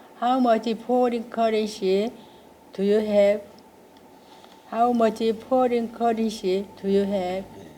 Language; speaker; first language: English; non-native, learner; Korean